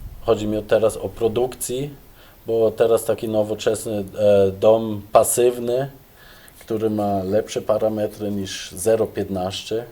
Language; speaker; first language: Polish; non-native, fluent; German